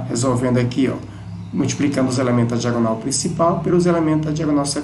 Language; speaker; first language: Portuguese; native; Portuguese